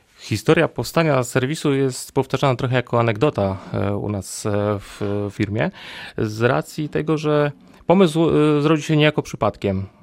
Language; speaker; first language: Polish; native; Polish